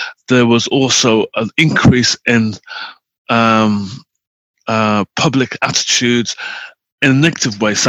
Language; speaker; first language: English; native; English